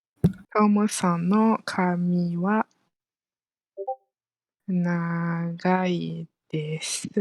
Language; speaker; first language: Japanese; non-native, fluent; Malay